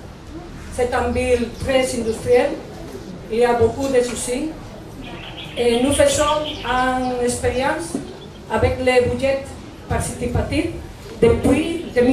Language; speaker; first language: French; non-native, learner; Spanish